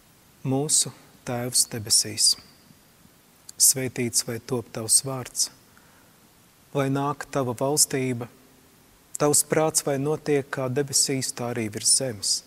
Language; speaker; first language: Latvian; native; Latvian